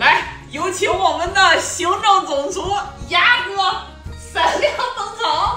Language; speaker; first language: Chinese; native; Chinese